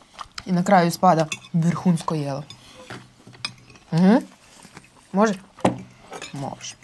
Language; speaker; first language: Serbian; non-native, learner; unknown